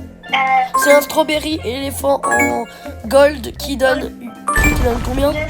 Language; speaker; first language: French; native; French